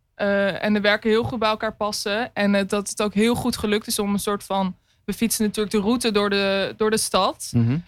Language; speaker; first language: Dutch; native; Dutch